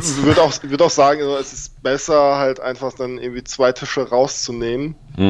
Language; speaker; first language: German; native; German